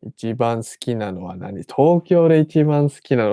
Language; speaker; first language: Japanese; early bilingual, other home language; English